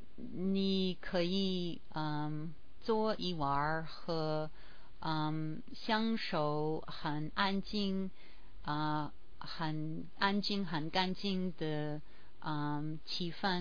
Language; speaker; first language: Chinese; non-native, learner; English